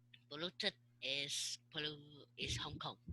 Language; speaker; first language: English; non-native, learner; Vietnamese